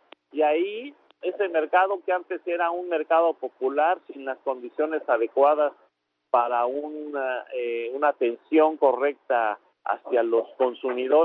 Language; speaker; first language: Spanish; native; Spanish